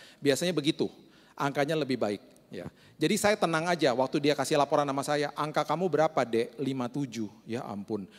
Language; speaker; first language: Indonesian; native; Indonesian